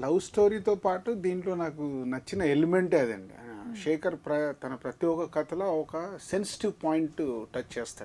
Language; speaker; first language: Telugu; native; Telugu